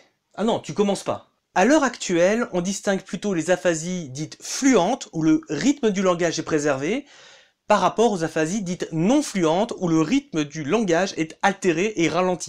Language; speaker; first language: French; native; French